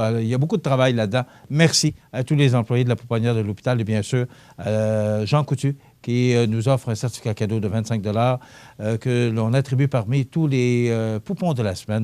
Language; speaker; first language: French; native; French